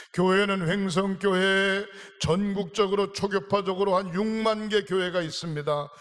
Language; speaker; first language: Korean; native; Korean